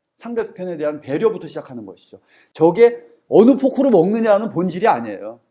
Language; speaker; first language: Korean; native; Korean